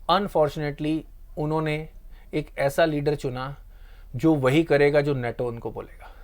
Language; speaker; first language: Hindi; non-native, local second language; Punjabi